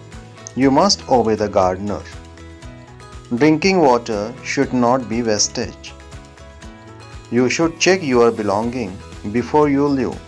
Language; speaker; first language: English; non-native, local second language; Urdu